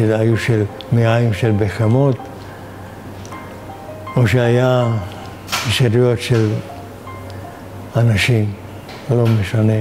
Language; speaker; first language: Hebrew; non-native, fluent; Hungarian